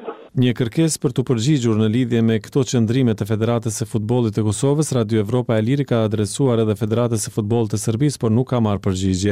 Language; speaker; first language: Albanian; native; Albanian